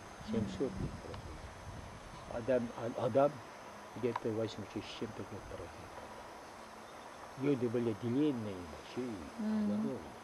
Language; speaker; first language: Russian; non-native, local second language; Uyghur